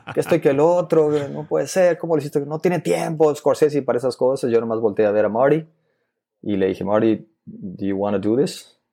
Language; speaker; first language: Spanish; native; Spanish